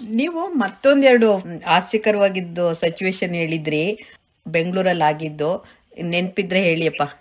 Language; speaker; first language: Kannada; native; Kannada